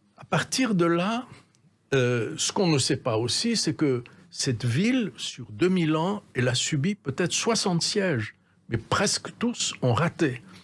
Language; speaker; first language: French; native; French